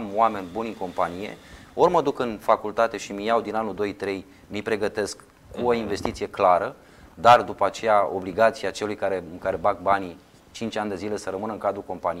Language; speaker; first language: Romanian; native; Romanian